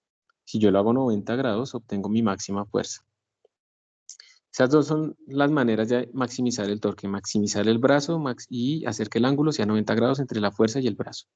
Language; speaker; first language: Spanish; native; Spanish